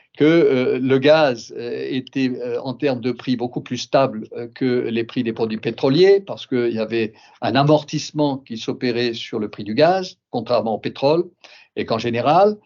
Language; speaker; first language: French; native; French